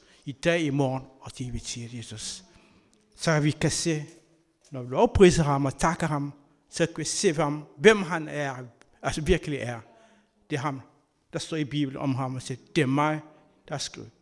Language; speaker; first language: Danish; non-native, learner; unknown